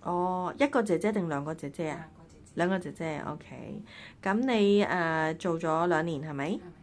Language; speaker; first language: Cantonese; native; Cantonese